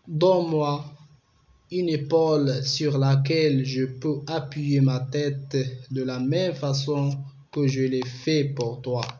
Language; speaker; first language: French; non-native, local second language; Arabic